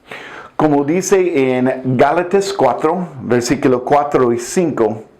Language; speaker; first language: Spanish; non-native, fluent; English